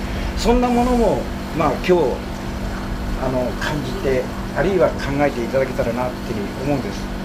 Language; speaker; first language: Japanese; native; Japanese